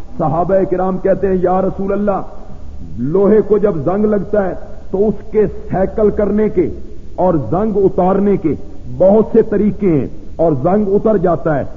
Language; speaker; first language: Urdu; non-native, local second language; Punjabi